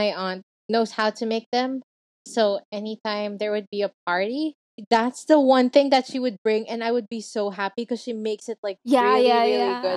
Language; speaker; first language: English; non-native, local second language; Filipino